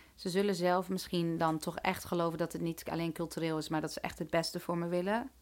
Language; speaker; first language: Dutch; early bilingual, other home language; Turkish